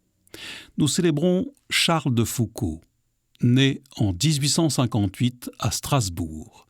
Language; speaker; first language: French; native; French